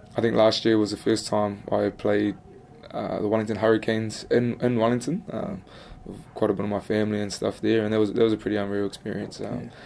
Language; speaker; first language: English; native; English